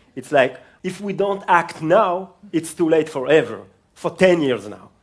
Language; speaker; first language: English; non-native, fluent; Hebrew